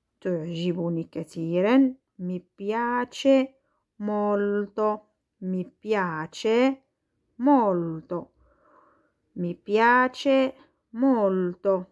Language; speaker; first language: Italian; non-native, fluent; Arabic